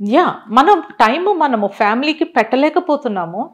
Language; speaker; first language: Telugu; native; Telugu